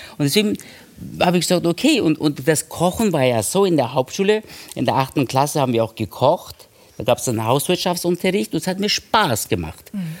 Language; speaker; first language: German; early bilingual, other home language; Turkish